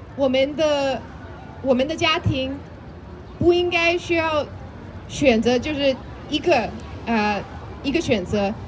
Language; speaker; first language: Chinese; early bilingual, heritage; Chinese